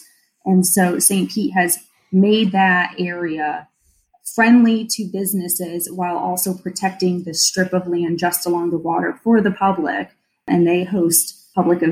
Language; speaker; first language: English; native; English